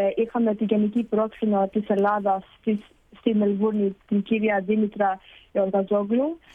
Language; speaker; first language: Greek; early bilingual, heritage; Greek